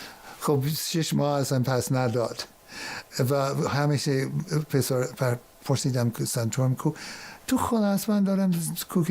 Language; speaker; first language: Persian; non-native, fluent; English